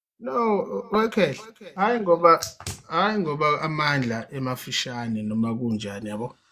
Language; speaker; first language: Zulu; native; Zulu